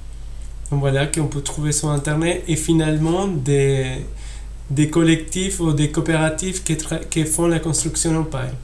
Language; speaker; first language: French; non-native, fluent; Spanish